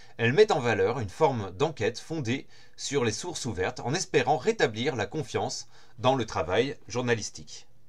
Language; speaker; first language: French; native; French